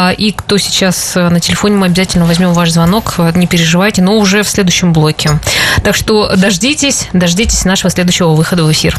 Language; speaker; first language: Russian; native; Russian